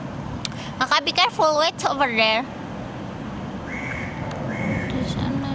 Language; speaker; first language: English; non-native, learner; Indonesian